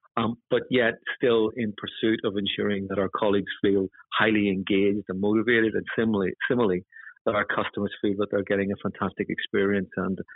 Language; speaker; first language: English; native; English